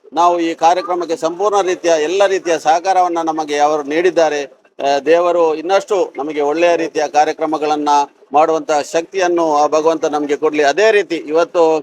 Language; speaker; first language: Kannada; non-native, local second language; Tulu